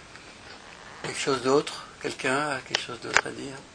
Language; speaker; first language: French; native; French